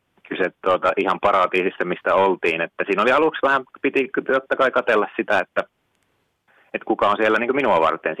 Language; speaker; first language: Finnish; native; Finnish